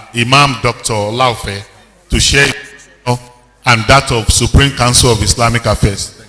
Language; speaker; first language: English; non-native, local second language; Yoruba